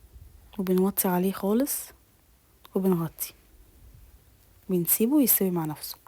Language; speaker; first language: Arabic; native; Arabic